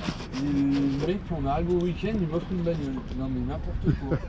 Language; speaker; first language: French; native; French